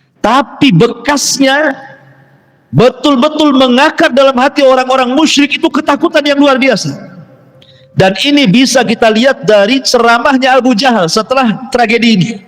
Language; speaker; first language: Malay; native; Malay